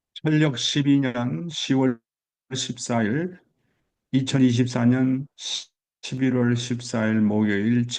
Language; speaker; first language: Korean; native; Korean